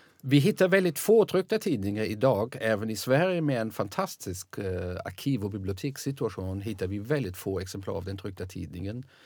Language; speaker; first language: Swedish; non-native, fluent; German